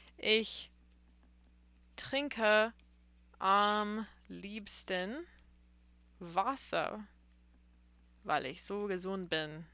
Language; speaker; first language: German; non-native, fluent; English